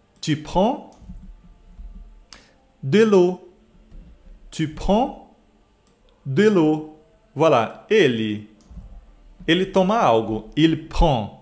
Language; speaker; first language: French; non-native, fluent; Portuguese